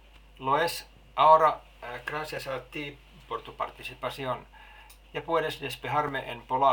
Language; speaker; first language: Spanish; non-native, learner; Finnish